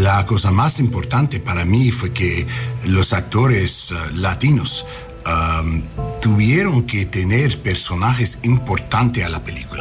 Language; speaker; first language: Spanish; non-native, learner; English